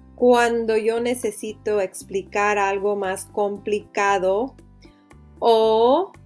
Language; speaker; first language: Spanish; non-native, fluent; English